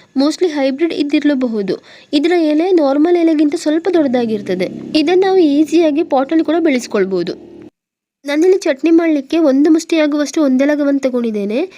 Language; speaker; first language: Kannada; non-native, local second language; Tulu